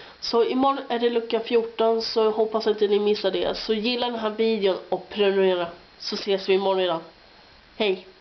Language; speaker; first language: Swedish; native; Swedish